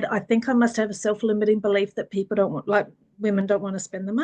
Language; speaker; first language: English; early bilingual, other home language; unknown